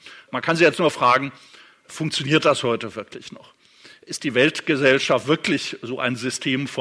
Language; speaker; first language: German; native; German